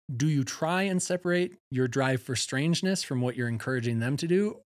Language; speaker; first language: English; native; English